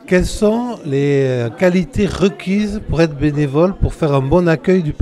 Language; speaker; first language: French; native; French